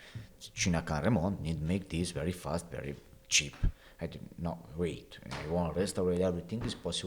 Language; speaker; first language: English; non-native, learner; Italian